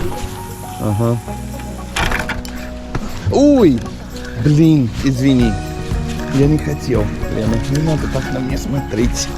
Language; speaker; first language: Russian; non-native, learner; English